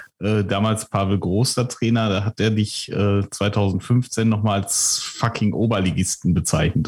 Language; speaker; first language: German; native; German